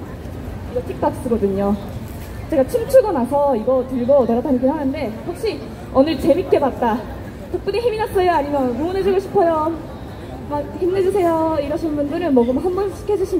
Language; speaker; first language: Korean; non-native, fluent; Japanese